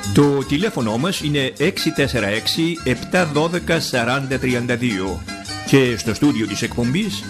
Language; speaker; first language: Greek; native; Greek